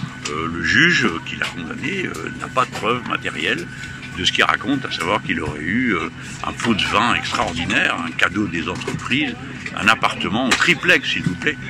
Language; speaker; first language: French; native; French